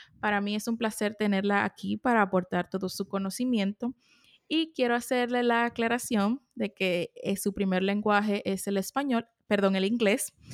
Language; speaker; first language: Spanish; native; Spanish